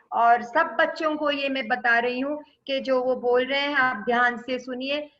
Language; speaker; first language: Hindi; non-native, local second language; Tamil